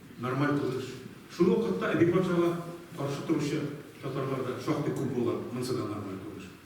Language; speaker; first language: Tatar; native; Tatar